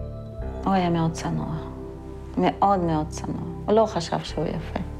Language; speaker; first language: Hebrew; non-native, fluent; Russian